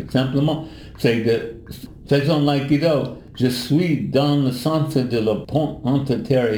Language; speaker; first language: French; non-native, learner; English